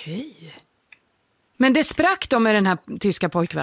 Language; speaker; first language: Swedish; native; Swedish